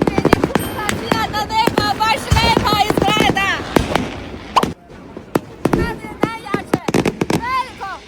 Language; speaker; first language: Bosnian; non-native, learner; Chinese